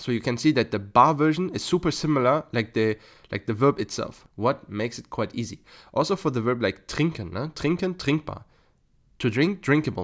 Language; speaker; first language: English; non-native, fluent; German